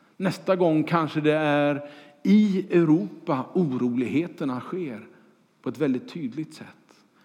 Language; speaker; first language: Swedish; native; Swedish